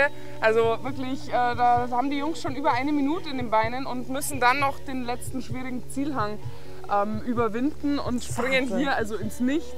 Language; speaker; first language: German; native; German